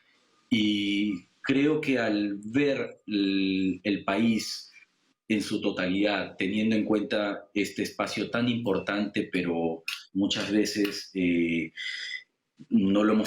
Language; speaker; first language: Spanish; native; Spanish